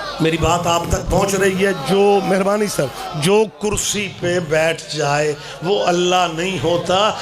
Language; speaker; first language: Urdu; non-native, local second language; Punjabi